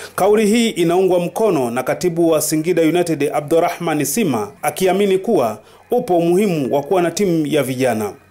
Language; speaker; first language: Swahili; native; Swahili